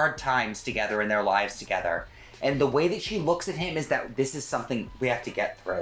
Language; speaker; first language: English; native; English